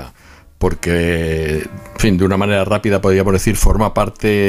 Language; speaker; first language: Spanish; native; Spanish